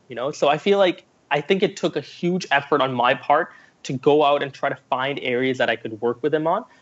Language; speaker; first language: English; early bilingual, other home language; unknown